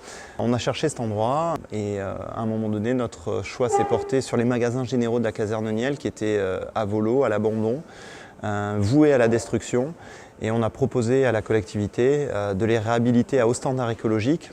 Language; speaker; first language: French; native; French